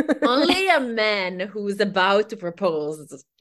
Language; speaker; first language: English; non-native, fluent; Italian